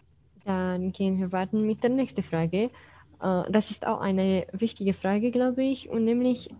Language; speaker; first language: German; non-native, fluent; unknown